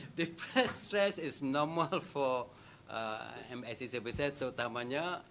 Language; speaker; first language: English; non-native, local second language; Malay